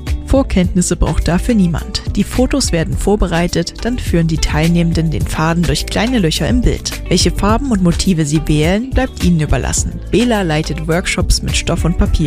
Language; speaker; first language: German; native; German